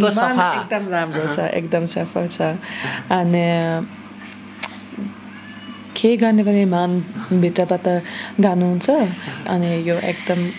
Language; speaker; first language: Nepali; non-native, learner; German